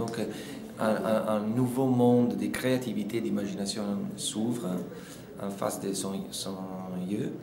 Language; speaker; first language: French; non-native, fluent; Italian